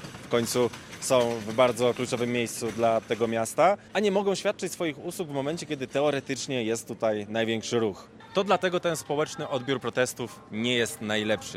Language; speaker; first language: Polish; native; Polish